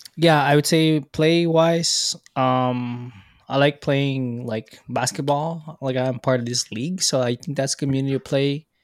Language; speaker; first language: English; non-native, local second language; Filipino